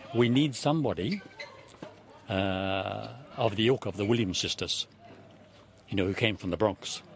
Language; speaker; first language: English; native; English